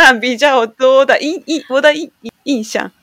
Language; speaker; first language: Chinese; non-native, learner; Japanese